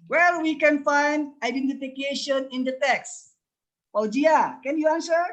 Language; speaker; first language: English; non-native, learner; Indonesian